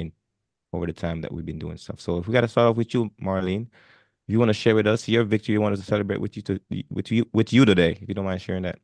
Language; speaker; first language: English; non-native, fluent; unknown